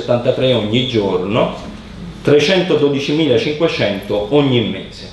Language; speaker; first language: Italian; native; Italian